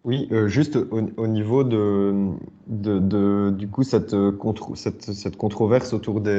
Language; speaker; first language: French; native; French